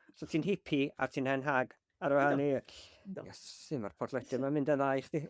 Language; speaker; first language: Welsh; native; Welsh